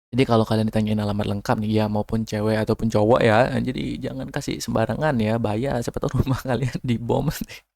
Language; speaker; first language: Indonesian; native; Indonesian